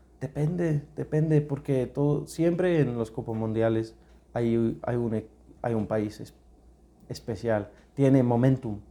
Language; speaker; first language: Spanish; non-native, learner; English